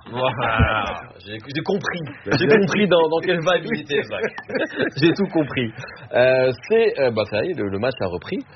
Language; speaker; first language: French; early bilingual, other home language; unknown